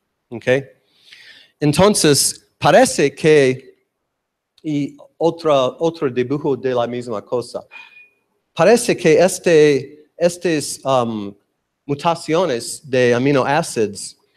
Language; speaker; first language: Spanish; non-native, learner; English